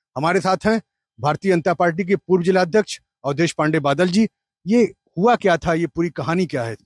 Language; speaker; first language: Hindi; native; Hindi